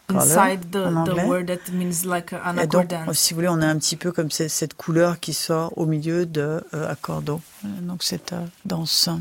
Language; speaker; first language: French; non-native, fluent; Portuguese